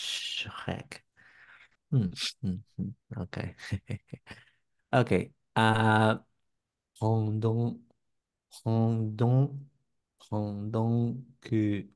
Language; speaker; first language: French; non-native, learner; English